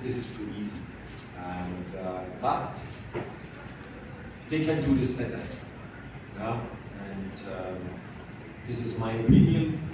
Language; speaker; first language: English; non-native, fluent; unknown